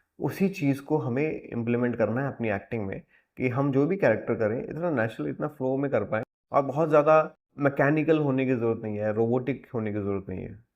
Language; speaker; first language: Hindi; native; Hindi